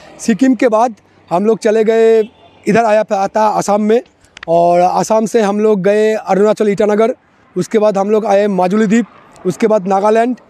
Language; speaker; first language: Hindi; non-native, local second language; Bangla